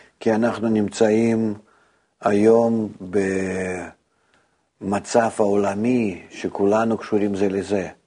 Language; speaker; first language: Hebrew; native; Hebrew